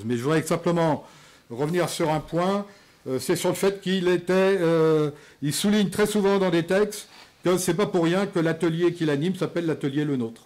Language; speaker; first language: French; native; French